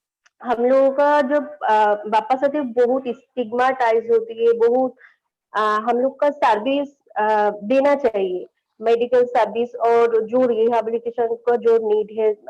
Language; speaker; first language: Hindi; non-native, local second language; Bangla